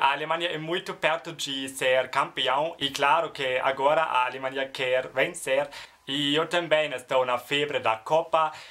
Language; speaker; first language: Portuguese; non-native, learner; German